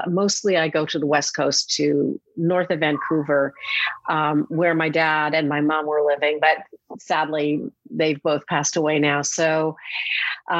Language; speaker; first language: English; native; English